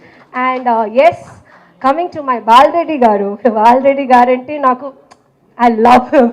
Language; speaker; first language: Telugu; non-native, fluent; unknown